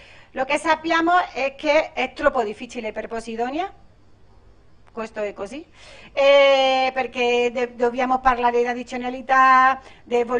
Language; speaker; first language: Italian; non-native, learner; Spanish